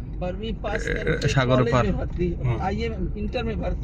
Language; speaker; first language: Hindi; native; Hindi